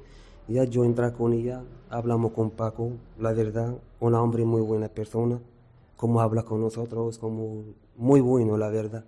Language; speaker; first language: Spanish; non-native, learner; Arabic